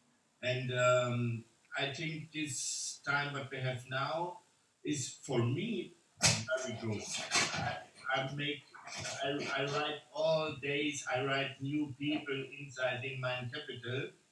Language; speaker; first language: English; non-native, learner; German